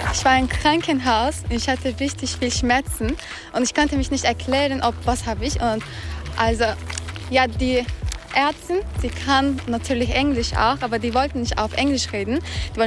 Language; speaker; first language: German; non-native, fluent; Turkish